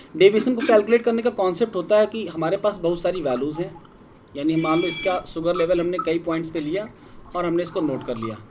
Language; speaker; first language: Hindi; native; Hindi